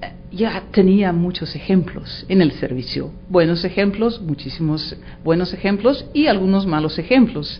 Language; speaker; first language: Spanish; non-native, fluent; Dutch